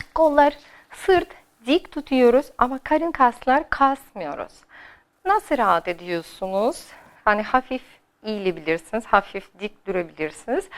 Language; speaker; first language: Turkish; non-native, learner; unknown